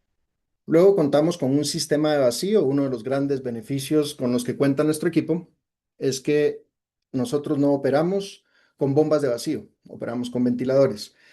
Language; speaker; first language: Spanish; native; Spanish